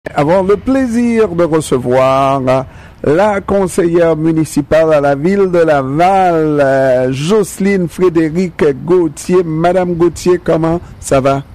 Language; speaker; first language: French; non-native, local second language; Haitian Creole